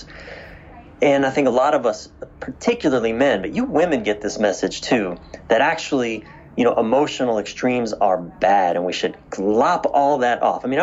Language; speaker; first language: English; native; English